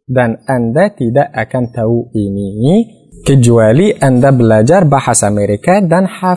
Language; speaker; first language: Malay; non-native, fluent; Arabic